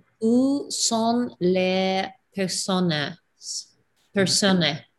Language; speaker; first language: French; non-native, learner; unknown